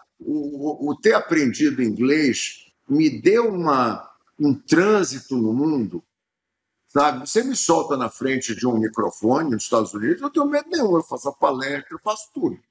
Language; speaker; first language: Portuguese; native; Portuguese